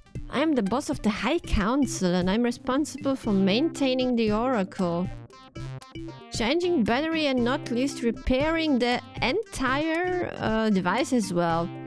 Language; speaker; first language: English; non-native, fluent; German